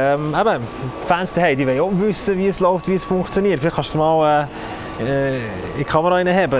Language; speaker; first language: German; native; German